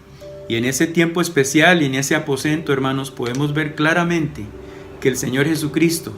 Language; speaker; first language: Spanish; native; Spanish